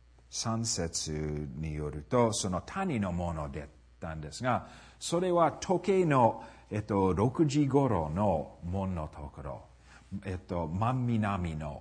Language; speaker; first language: Japanese; non-native, fluent; English